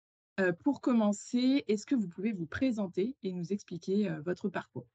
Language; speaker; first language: French; native; French